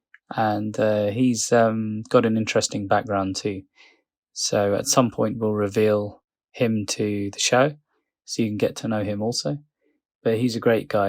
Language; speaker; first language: English; native; English